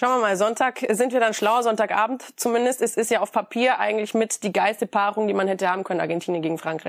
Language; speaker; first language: German; native; German